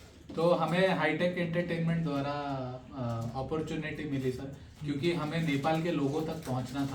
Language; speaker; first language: Hindi; native; Hindi